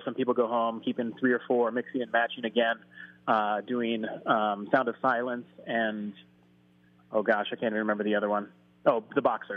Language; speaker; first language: English; native; English